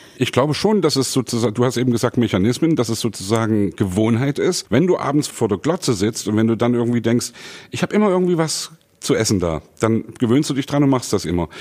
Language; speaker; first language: German; native; German